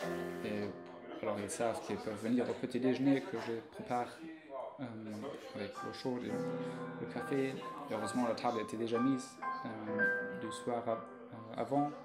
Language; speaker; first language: French; non-native, fluent; German